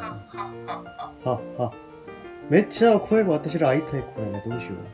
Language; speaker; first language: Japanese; non-native, learner; Korean